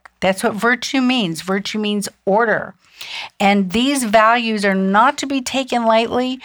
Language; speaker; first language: English; early bilingual, other home language; German